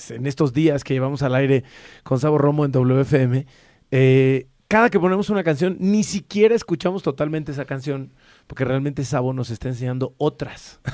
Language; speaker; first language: Spanish; native; Spanish